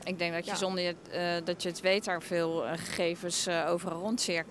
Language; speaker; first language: Dutch; native; Dutch